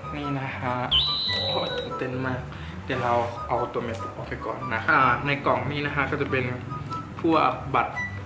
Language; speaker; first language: Thai; native; Thai